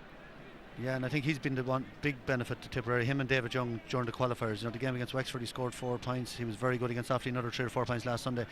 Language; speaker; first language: English; native; English